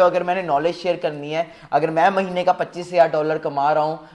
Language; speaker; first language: Hindi; native; Hindi